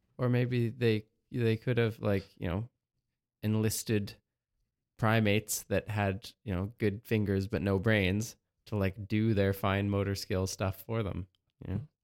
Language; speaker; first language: English; native; English